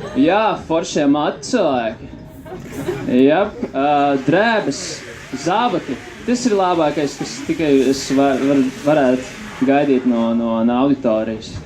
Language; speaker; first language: Latvian; non-native, local second language; Russian